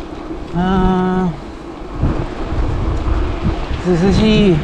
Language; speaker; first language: Japanese; non-native, learner; Bikol